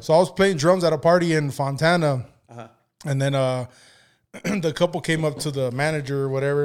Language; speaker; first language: English; early bilingual, other home language; Spanish